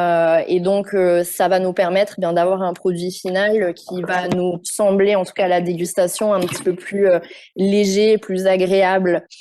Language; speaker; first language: French; native; French